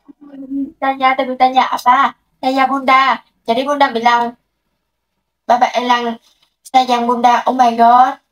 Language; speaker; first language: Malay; non-native, learner; Vietnamese